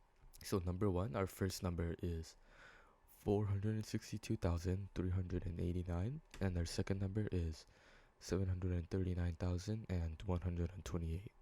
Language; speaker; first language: English; native; English